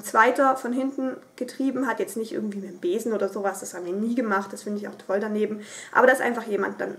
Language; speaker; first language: German; native; German